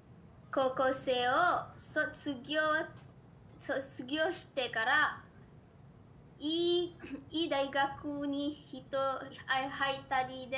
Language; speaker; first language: Japanese; non-native, learner; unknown